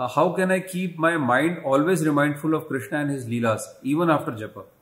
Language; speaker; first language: English; non-native, local second language; Hindi